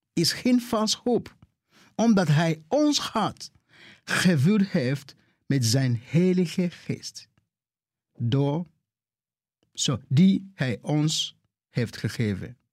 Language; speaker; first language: Dutch; non-native, fluent; English